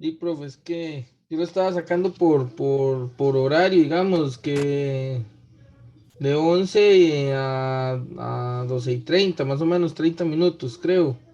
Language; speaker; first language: Spanish; native; Spanish